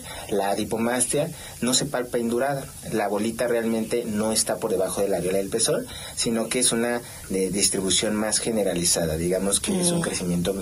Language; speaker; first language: Spanish; native; Spanish